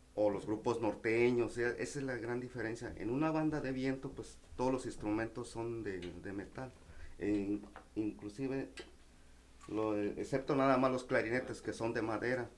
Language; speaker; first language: Spanish; non-native, local second language; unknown